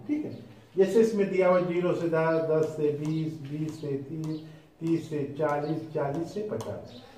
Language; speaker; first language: Hindi; native; Hindi